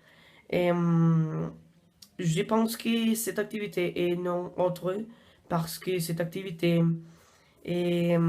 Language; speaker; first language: French; non-native, learner; Spanish